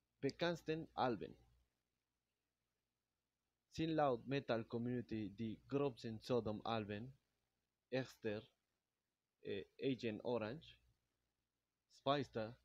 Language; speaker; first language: German; non-native, learner; Spanish